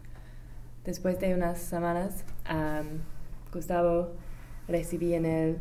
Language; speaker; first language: Spanish; non-native, learner; English